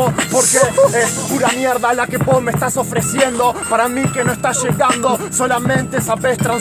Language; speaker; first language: Spanish; native; Spanish